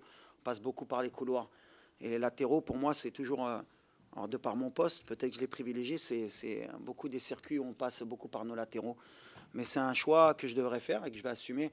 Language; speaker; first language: French; native; French